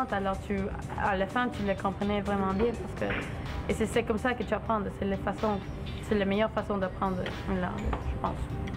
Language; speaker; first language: French; non-native, learner; English